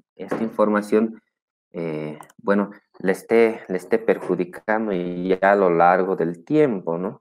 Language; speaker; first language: Spanish; native; Spanish